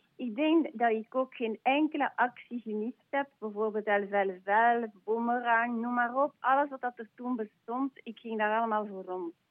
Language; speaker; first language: Dutch; non-native, local second language; French